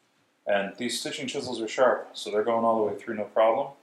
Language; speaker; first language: English; native; English